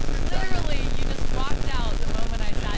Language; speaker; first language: English; native; English